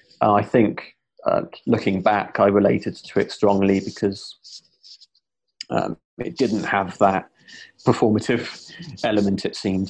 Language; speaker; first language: English; native; English